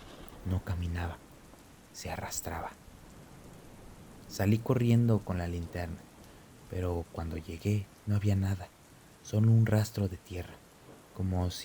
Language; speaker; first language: Spanish; native; Spanish